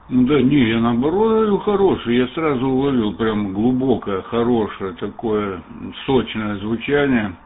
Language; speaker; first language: Russian; native; Russian